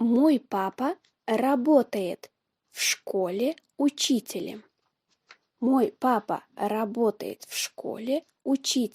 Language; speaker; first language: Russian; non-native, fluent; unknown